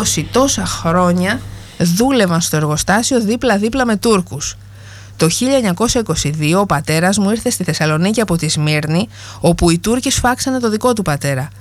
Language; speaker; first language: Greek; native; Greek